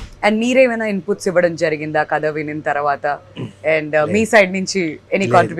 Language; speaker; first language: Telugu; native; Telugu